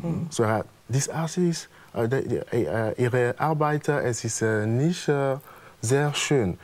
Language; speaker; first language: German; non-native, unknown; French